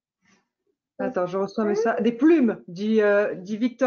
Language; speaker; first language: French; native; French